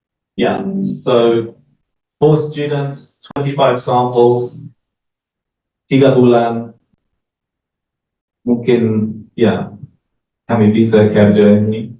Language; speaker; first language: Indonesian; non-native, learner; English